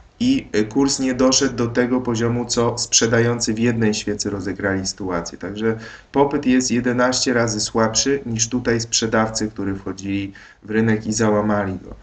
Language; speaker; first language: Polish; native; Polish